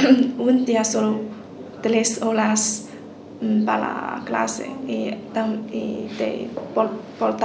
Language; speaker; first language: Spanish; non-native, learner; Chinese